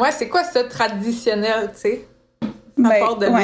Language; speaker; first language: French; native; French